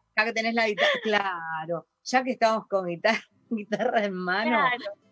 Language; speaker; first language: Spanish; native; Spanish